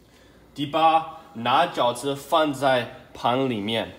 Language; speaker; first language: Chinese; non-native, learner; English